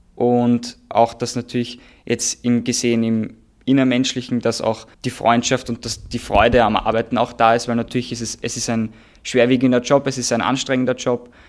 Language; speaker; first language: German; native; German